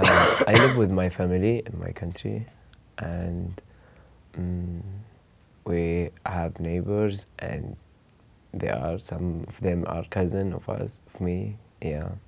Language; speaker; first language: English; non-native, learner; Arabic